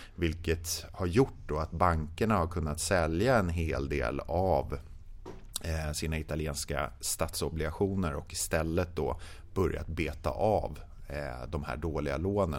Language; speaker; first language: Swedish; native; Swedish